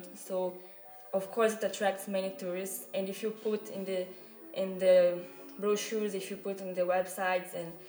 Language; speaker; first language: English; non-native, fluent; Portuguese